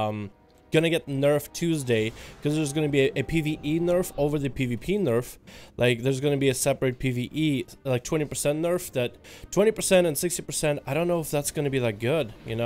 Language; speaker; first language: English; native; English